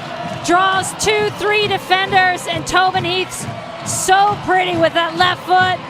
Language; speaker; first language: English; native; English